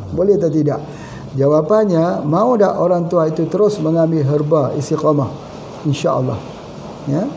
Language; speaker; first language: Malay; native; Malay